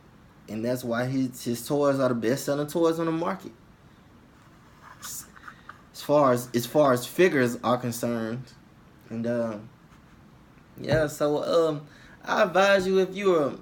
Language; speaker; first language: English; native; English